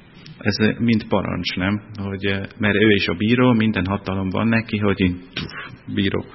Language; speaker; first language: Hungarian; non-native, fluent; German